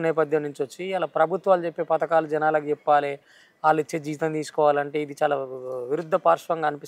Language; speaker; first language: Telugu; native; Telugu